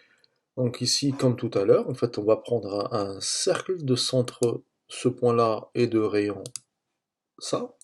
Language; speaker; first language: French; native; French